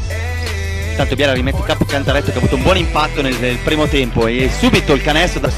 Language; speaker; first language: Italian; native; Italian